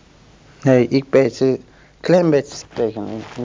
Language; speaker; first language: Dutch; non-native, learner; Turkish